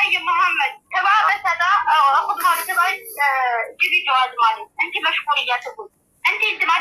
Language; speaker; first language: Arabic; non-native, learner; Amharic